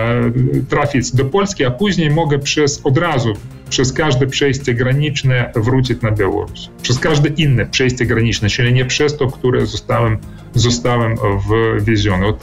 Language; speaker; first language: Polish; early bilingual, heritage; Polish